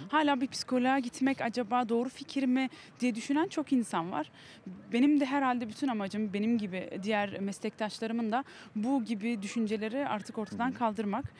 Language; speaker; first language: Turkish; early bilingual, heritage; Turkish